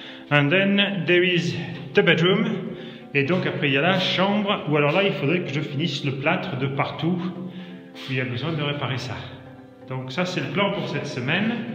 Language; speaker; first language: French; native; French